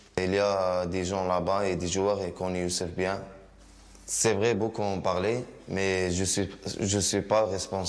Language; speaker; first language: French; non-native, learner; Arabic